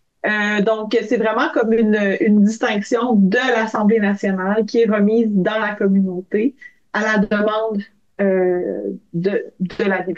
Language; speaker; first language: French; native; French